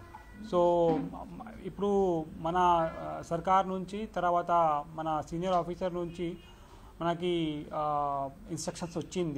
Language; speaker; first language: Telugu; non-native, local second language; Urdu